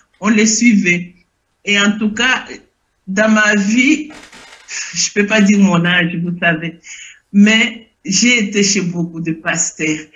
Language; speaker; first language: French; non-native, local second language; Lingala